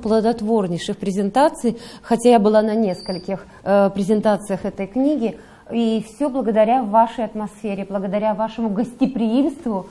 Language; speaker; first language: Russian; native; Russian